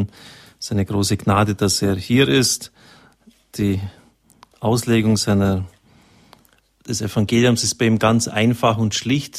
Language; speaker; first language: German; native; German